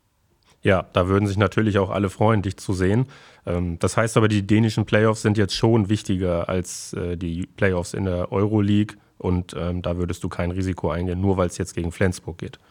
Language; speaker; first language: German; native; German